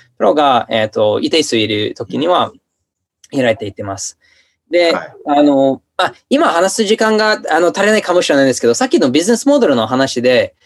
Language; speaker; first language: Japanese; non-native, fluent; English